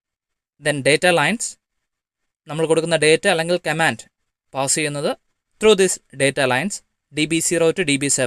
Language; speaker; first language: Malayalam; native; Malayalam